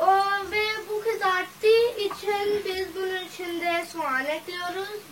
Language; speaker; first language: Turkish; non-native, learner; Urdu